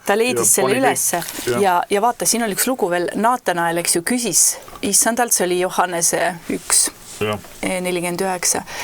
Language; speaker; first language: Estonian; native; Estonian